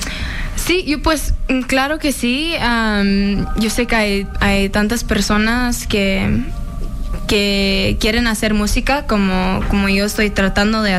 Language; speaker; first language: Spanish; early bilingual, heritage; English